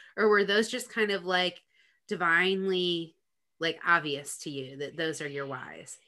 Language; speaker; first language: English; native; English